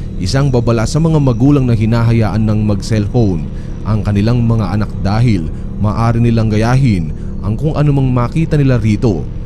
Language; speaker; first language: Filipino; native; Filipino